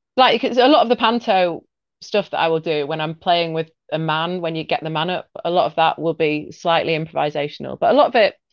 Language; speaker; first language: English; native; English